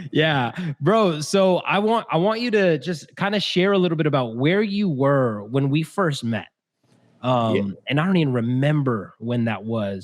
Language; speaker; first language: English; native; English